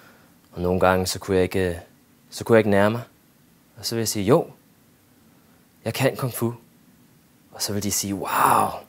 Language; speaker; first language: Danish; early bilingual, other home language; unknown